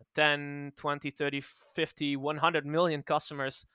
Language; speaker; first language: English; non-native, fluent; Dutch